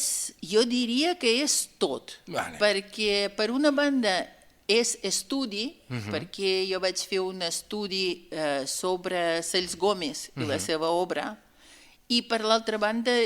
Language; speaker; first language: Catalan; non-native, fluent; Russian